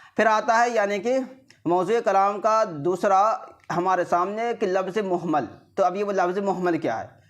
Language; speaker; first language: Urdu; native; Urdu